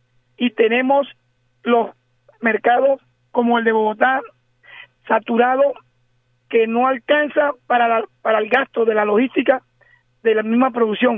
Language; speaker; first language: Spanish; native; Spanish